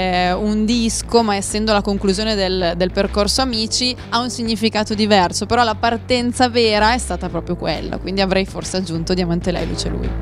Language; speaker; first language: Italian; native; Italian